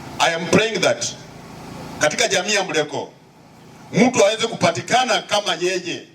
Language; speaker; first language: Swahili; non-native, local second language; Luyia